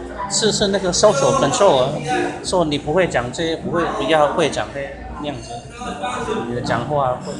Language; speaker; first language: Chinese; non-native, learner; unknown